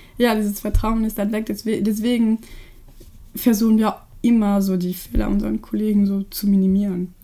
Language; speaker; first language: German; non-native, fluent; French